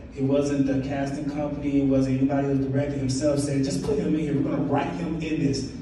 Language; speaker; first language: English; native; English